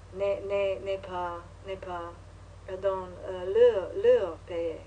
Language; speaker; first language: French; non-native, learner; English